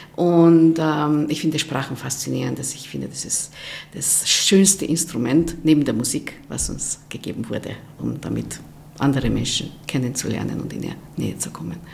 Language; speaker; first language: German; non-native, fluent; Hungarian